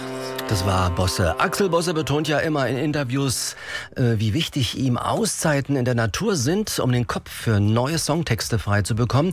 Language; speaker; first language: German; native; German